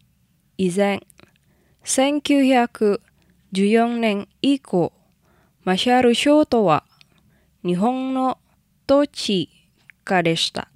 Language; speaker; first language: Japanese; non-native, fluent; Indonesian